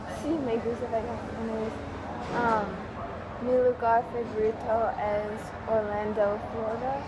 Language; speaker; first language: Spanish; non-native, learner; English